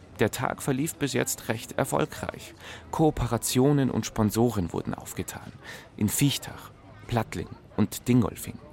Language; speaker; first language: German; native; German